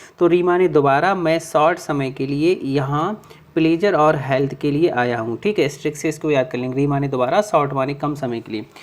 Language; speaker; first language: Hindi; native; Hindi